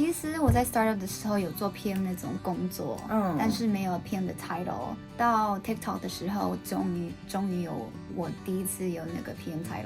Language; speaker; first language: Chinese; early bilingual, heritage; Chinese